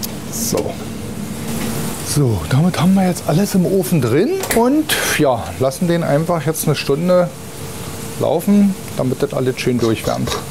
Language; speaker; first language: German; native; German